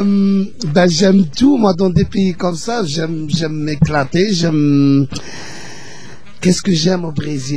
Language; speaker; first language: French; non-native, local second language; Arabic